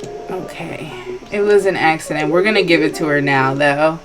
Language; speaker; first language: English; native; English